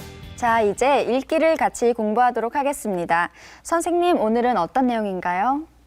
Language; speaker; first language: Korean; native; Korean